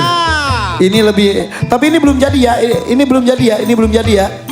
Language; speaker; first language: Indonesian; native; Indonesian